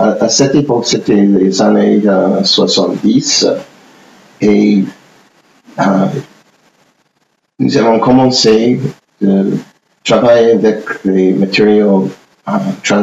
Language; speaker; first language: French; non-native, fluent; English